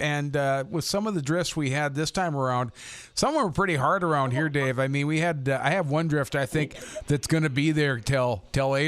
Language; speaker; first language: English; native; English